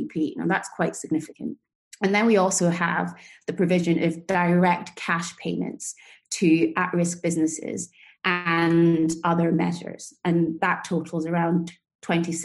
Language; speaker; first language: English; native; English